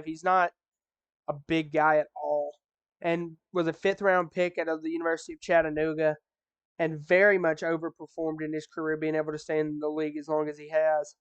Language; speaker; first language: English; native; English